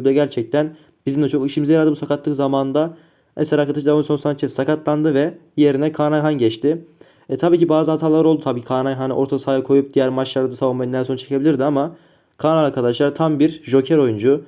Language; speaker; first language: Turkish; native; Turkish